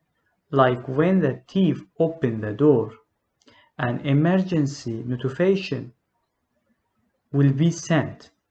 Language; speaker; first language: English; non-native, learner; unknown